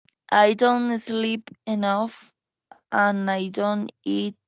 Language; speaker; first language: English; non-native, learner; Spanish